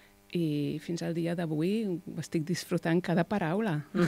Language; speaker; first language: Catalan; non-native, fluent; Hungarian